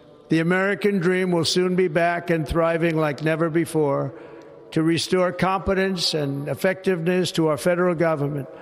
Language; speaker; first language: English; native; English